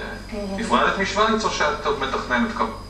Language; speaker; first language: Hebrew; native; Hebrew